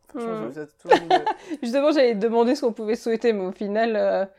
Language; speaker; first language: French; early bilingual, other home language; Japanese